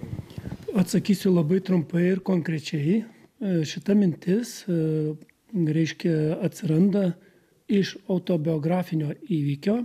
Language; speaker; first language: Lithuanian; native; Lithuanian